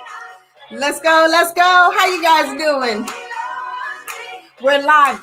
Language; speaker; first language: English; native; English